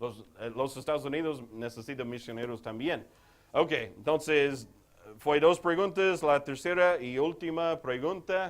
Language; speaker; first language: Spanish; non-native, fluent; English